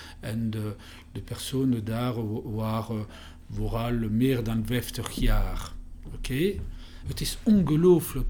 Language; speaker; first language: Dutch; non-native, learner; French